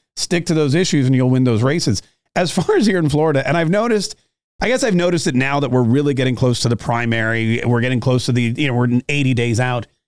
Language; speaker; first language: English; native; English